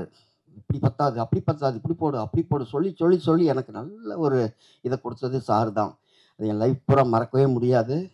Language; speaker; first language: Tamil; native; Tamil